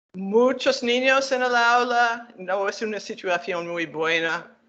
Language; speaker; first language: Spanish; non-native, learner; English